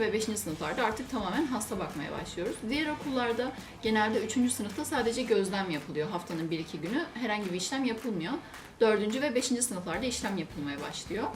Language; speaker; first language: Turkish; native; Turkish